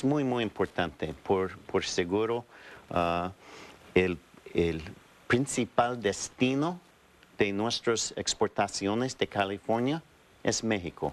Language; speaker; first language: Spanish; non-native, fluent; English